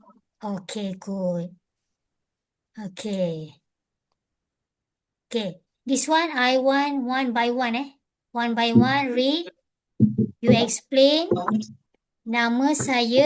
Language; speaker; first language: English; non-native, local second language; Malay